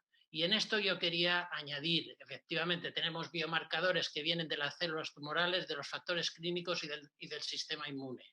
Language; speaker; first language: Spanish; native; Spanish